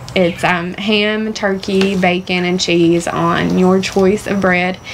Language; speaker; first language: English; native; English